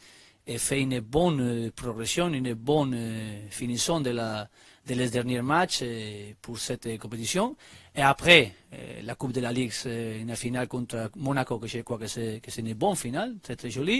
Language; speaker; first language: French; non-native, learner; Spanish